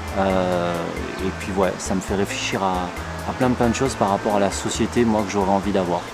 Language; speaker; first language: French; native; French